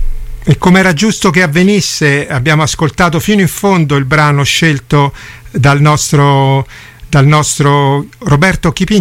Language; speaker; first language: Italian; native; Italian